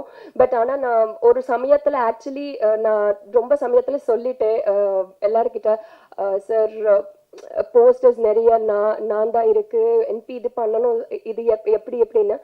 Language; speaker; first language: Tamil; non-native, fluent; Telugu